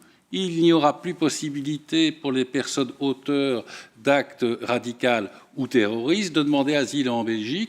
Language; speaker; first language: French; native; French